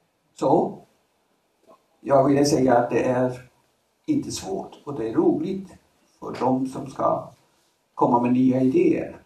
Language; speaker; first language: Swedish; non-native, fluent; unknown